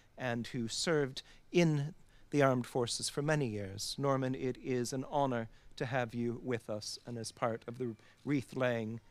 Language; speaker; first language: English; native; English